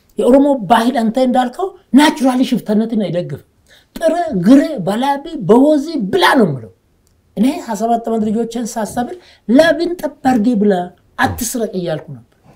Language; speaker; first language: Amharic; non-native, local second language; Oromo